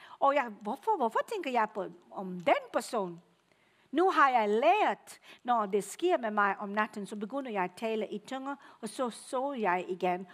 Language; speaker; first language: Danish; non-native, fluent; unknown